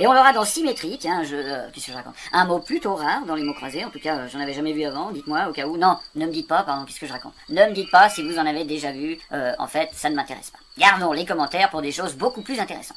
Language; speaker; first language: French; native; French